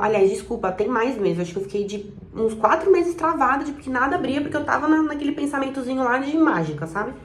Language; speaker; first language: Portuguese; native; Portuguese